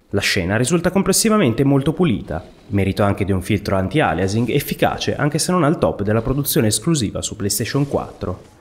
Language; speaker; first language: Italian; native; Italian